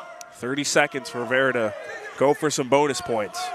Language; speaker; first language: English; native; English